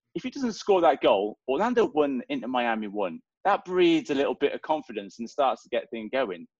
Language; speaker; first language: English; native; English